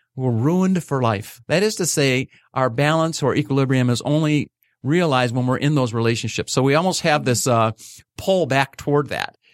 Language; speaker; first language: English; native; English